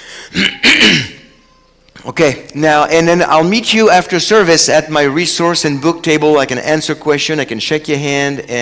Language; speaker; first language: English; non-native, fluent; French